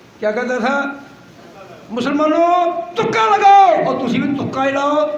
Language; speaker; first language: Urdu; non-native, local second language; Punjabi